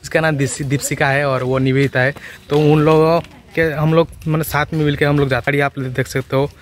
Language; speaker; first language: Hindi; non-native, local second language; Odia